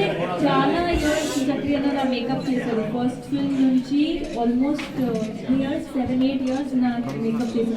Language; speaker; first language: Telugu; non-native, local second language; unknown